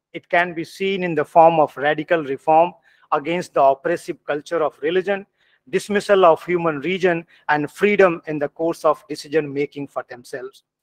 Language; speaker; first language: English; non-native, local second language; Hindi